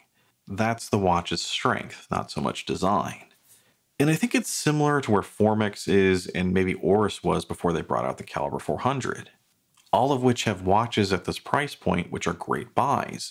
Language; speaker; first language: English; native; English